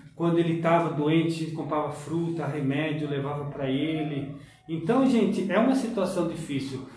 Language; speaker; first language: Portuguese; native; Portuguese